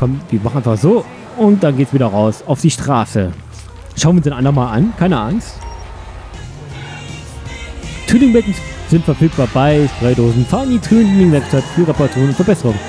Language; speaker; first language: German; native; German